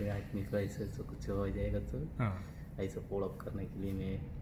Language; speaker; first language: Hindi; non-native, local second language; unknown